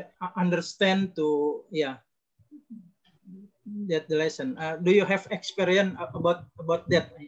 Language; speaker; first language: English; non-native, learner; Indonesian